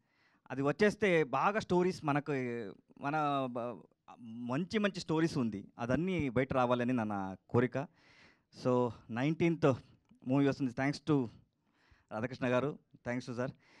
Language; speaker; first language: Telugu; non-native, learner; Kannada